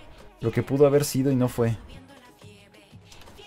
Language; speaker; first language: Spanish; native; Spanish